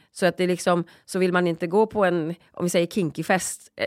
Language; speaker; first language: Swedish; early bilingual, other home language; Polish